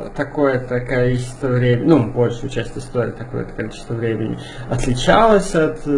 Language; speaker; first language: Russian; native; Russian